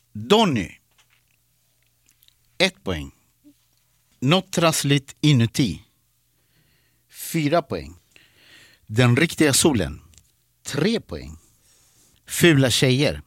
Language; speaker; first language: Swedish; native; Swedish